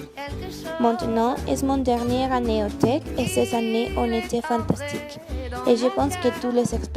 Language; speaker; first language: French; non-native, learner; Spanish